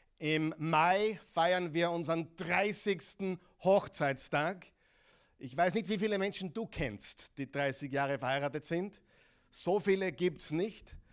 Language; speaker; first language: German; non-native, fluent; English